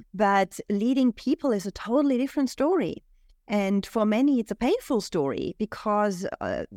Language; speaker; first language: English; non-native, fluent; German